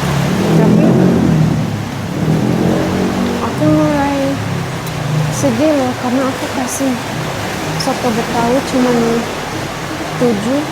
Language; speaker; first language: Indonesian; non-native, fluent; Arabic